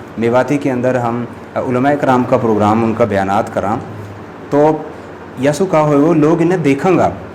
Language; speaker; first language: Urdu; non-native, local second language; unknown